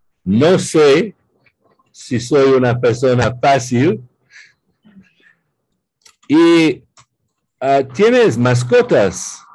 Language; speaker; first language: Spanish; non-native, learner; English